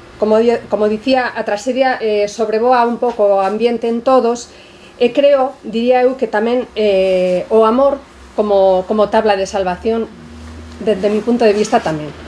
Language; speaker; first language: Galician; non-native, local second language; Spanish